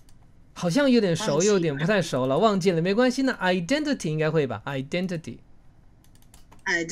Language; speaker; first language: Chinese; native; Chinese